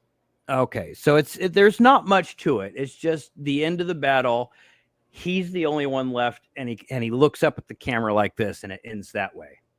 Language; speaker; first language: English; native; English